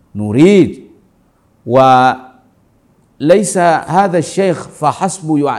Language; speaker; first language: Arabic; non-native, fluent; Swahili